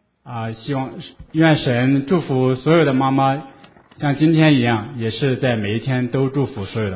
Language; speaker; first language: Chinese; native; Chinese